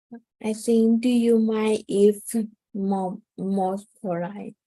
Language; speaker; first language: English; non-native, learner; Thai